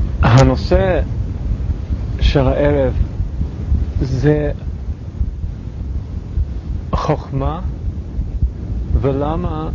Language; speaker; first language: Hebrew; non-native, fluent; English